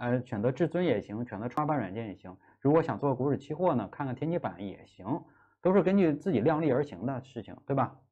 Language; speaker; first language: Chinese; native; Chinese